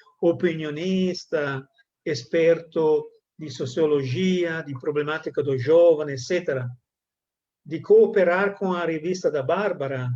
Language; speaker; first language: Portuguese; non-native, fluent; Italian